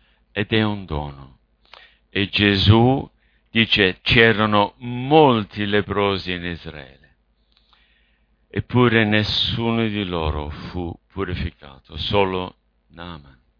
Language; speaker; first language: Italian; non-native, fluent; English